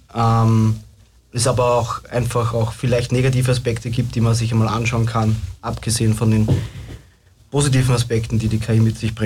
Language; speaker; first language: German; native; German